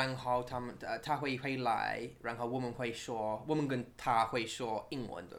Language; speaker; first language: Chinese; non-native, learner; English